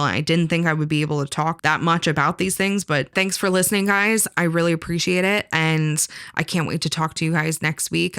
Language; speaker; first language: English; native; English